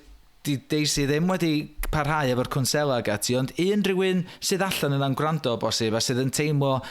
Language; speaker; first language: Welsh; native; Welsh